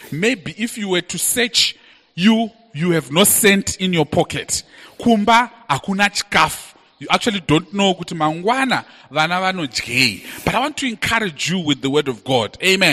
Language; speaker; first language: English; non-native, local second language; Shona